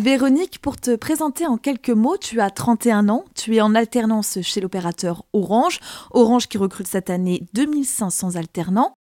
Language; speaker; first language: French; native; French